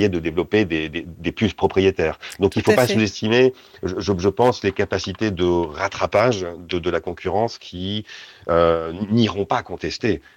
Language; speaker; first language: French; native; French